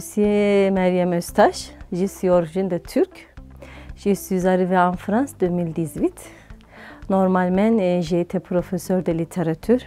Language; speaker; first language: French; non-native, learner; Turkish